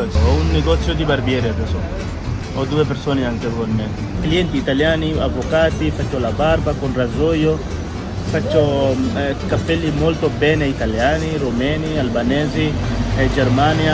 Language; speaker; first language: Italian; non-native, learner; Urdu